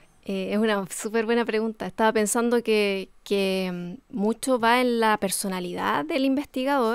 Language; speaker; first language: Spanish; native; Spanish